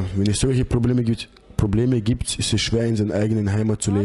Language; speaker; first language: German; early bilingual, other home language; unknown